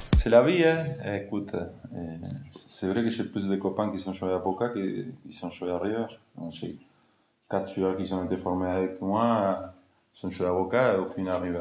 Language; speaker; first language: French; non-native, fluent; Spanish